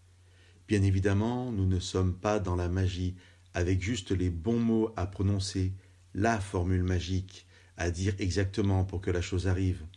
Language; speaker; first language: French; native; French